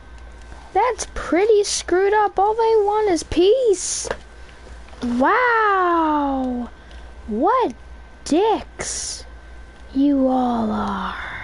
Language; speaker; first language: English; native; English